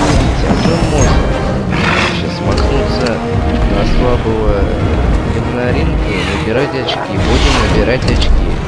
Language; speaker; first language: Russian; native; Russian